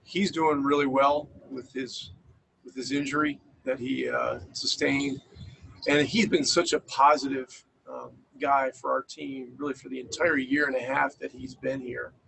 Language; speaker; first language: English; native; English